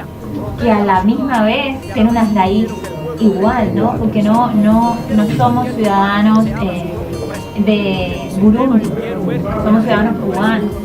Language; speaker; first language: Spanish; native; Spanish